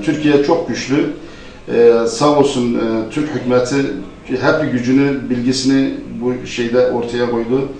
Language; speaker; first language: Turkish; non-native, fluent; Arabic